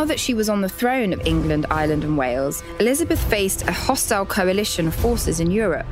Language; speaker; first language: English; native; English